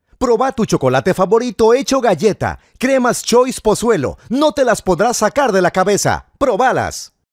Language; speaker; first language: Portuguese; native; Portuguese